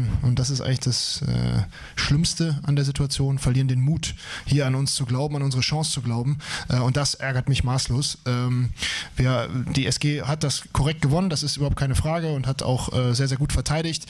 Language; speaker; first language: German; native; German